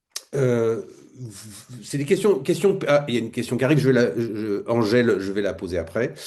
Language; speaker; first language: French; native; French